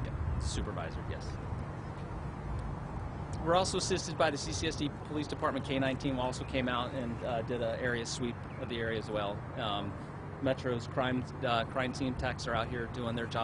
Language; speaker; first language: English; native; English